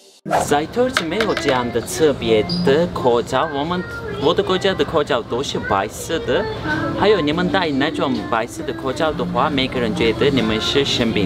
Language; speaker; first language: Chinese; non-native, learner; Turkish